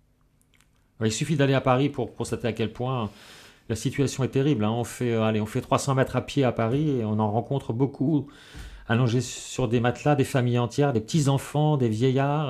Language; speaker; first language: French; native; French